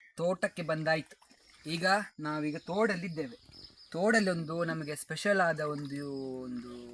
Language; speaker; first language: Kannada; non-native, local second language; Konkani